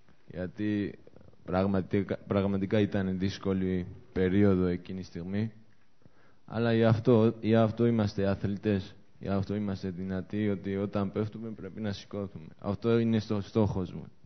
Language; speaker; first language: Greek; non-native, fluent; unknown